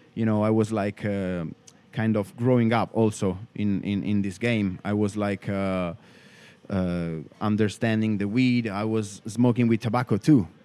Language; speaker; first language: English; non-native, learner; Italian